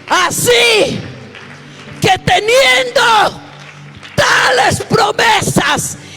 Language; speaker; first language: Spanish; native; Spanish